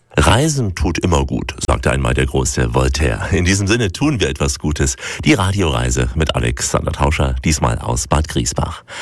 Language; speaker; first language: German; native; German